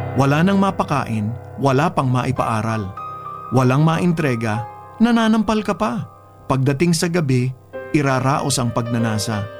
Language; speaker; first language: Filipino; non-native, local second language; Bikol